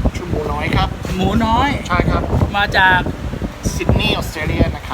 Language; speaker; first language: Thai; non-native, learner; English